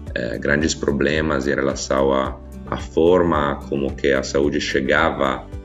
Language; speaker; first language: Portuguese; non-native, fluent; Italian